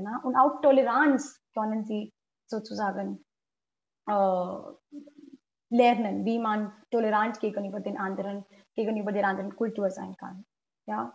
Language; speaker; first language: German; non-native, fluent; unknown